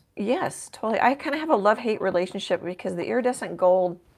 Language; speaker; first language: English; native; English